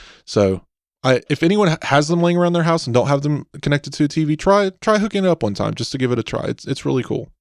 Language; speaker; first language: English; native; English